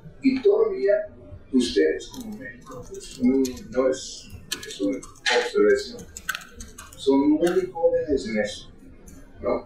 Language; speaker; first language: Spanish; non-native, fluent; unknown